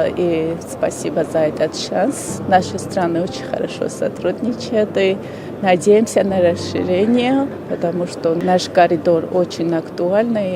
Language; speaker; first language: Russian; non-native, fluent; Georgian